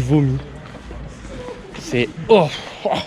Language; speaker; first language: French; native; French